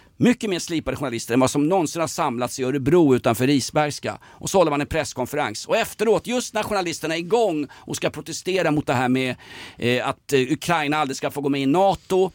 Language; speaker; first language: Swedish; native; Swedish